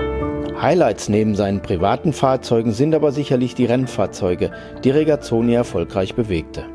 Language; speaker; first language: German; native; German